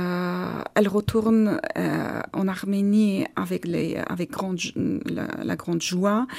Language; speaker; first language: French; non-native, fluent; Armenian